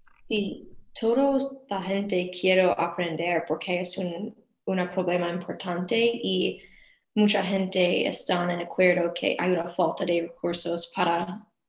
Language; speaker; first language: Spanish; non-native, learner; English